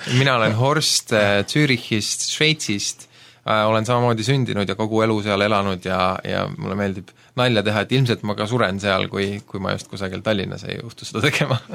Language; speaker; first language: Estonian; native; Estonian